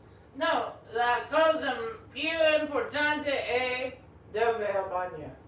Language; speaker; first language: Italian; non-native, learner; English